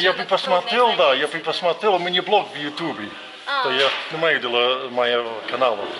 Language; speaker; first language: Russian; non-native, learner; English